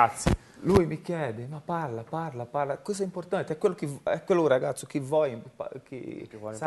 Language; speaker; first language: Italian; non-native, learner; Portuguese